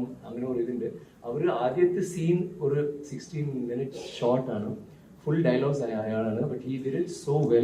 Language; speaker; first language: Malayalam; non-native, learner; Tamil